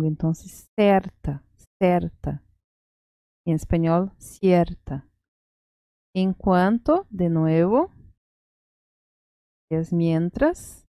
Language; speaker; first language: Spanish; non-native, fluent; Portuguese